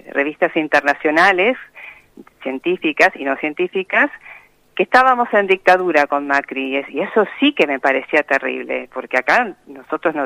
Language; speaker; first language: Spanish; native; Spanish